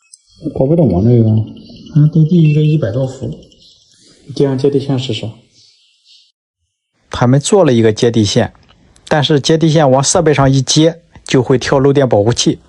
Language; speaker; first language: Chinese; native; Chinese